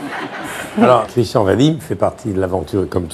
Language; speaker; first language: French; native; French